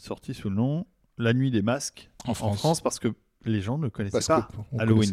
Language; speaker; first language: French; native; French